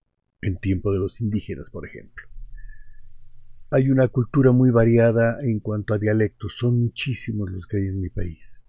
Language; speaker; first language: Spanish; native; Spanish